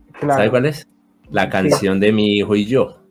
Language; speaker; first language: Spanish; native; Spanish